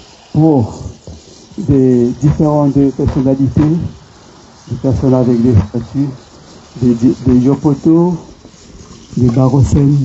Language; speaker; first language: French; non-native, local second language; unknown